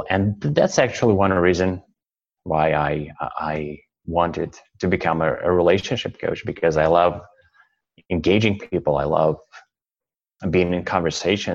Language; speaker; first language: English; non-native, fluent; Russian